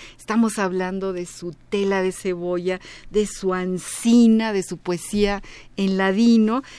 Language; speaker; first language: Spanish; native; Spanish